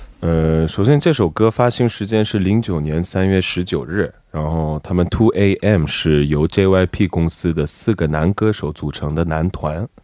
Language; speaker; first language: Chinese; non-native, fluent; Korean